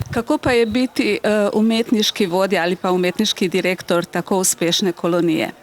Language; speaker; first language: Slovenian; native; Slovenian